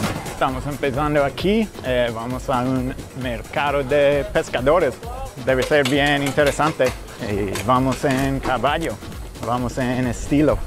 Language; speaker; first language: Spanish; non-native, fluent; English